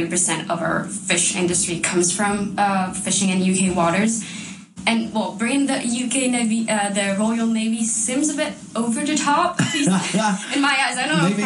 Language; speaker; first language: English; non-native, fluent; French